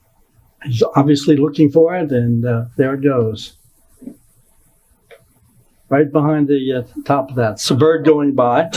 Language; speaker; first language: English; native; English